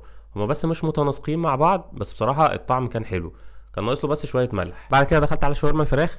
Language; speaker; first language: Arabic; native; Arabic